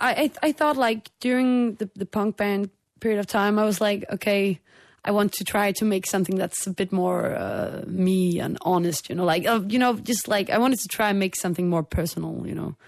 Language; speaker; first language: English; non-native, fluent; Danish